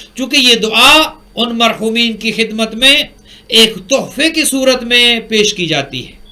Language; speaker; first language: Urdu; native; Urdu